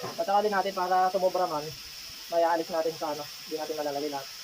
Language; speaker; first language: Filipino; non-native, local second language; Bikol